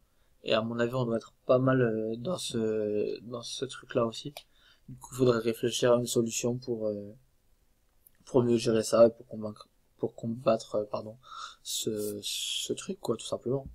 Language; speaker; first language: French; native; French